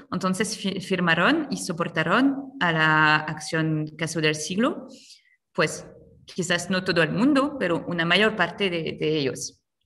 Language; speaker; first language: Spanish; non-native, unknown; French